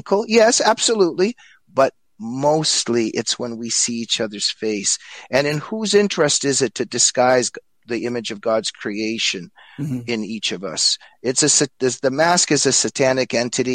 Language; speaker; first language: English; native; English